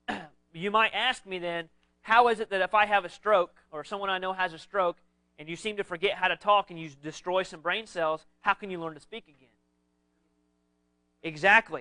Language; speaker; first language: English; native; English